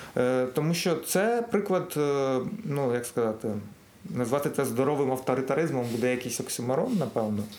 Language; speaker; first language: Ukrainian; native; Ukrainian